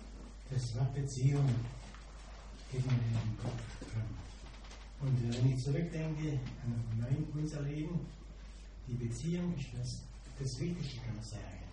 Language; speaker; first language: German; non-native, fluent; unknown